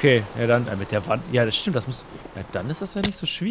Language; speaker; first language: German; native; German